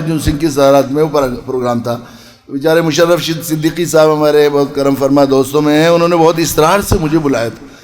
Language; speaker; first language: Urdu; native; Urdu